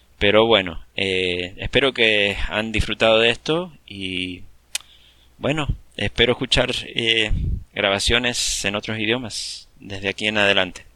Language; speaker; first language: Spanish; early bilingual, heritage; English